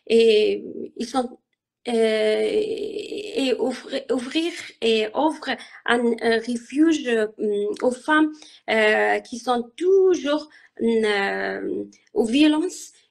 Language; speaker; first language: French; non-native, learner; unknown